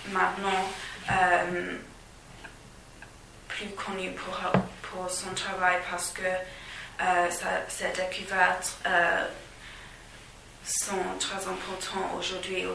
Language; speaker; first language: French; non-native, fluent; English